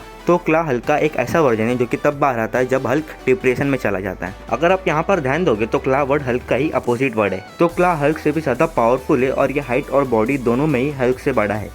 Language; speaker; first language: Hindi; native; Hindi